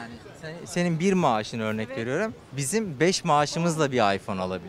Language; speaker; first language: Turkish; native; Turkish